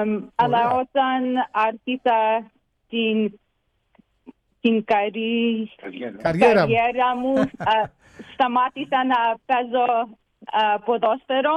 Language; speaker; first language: Greek; early bilingual, heritage; Greek